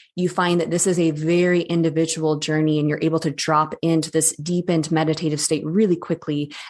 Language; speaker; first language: English; native; English